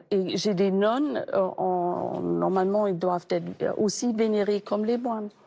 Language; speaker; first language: French; non-native, fluent; German